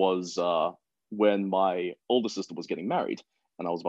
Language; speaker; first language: English; native; English